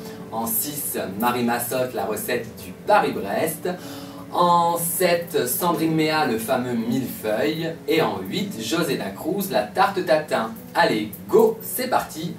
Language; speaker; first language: French; native; French